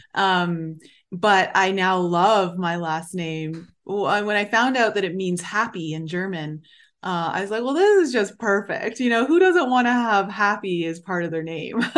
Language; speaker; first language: English; native; English